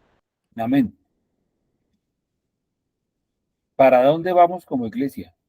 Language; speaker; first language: Spanish; native; Spanish